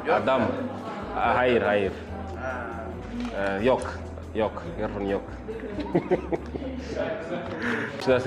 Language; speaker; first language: Turkish; non-native, learner; Italian